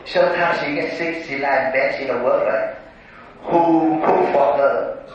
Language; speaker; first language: English; non-native, learner; Vietnamese